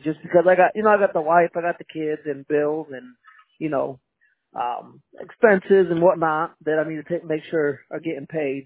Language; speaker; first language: English; early bilingual, other home language; Spanish